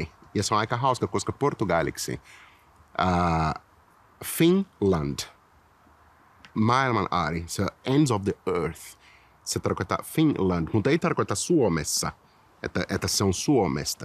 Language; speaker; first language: Finnish; non-native, fluent; Portuguese